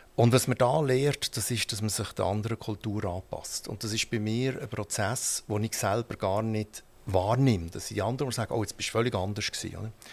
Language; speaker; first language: German; early bilingual, heritage; German